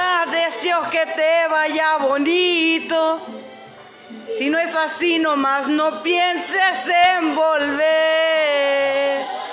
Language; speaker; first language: Spanish; early bilingual, heritage; Spanish